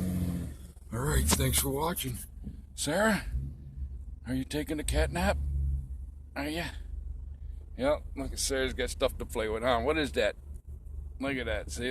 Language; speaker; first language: English; native; English